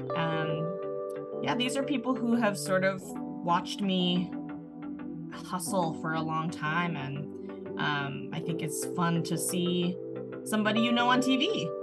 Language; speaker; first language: English; native; English